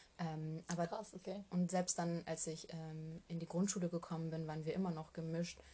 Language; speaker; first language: German; early bilingual, other home language; Turkish